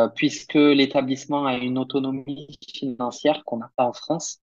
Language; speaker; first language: French; native; French